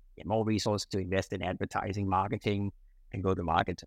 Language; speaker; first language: English; non-native, fluent; Danish